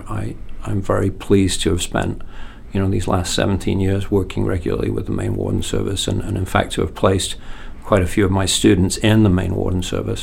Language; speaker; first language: English; native; English